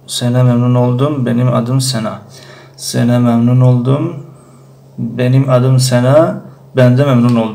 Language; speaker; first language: Turkish; non-native, fluent; Tajik